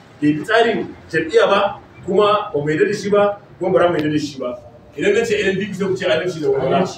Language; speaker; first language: Hausa; non-native, local second language; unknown